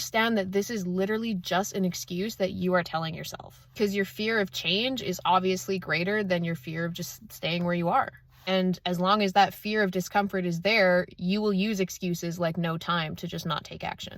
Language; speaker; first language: English; native; English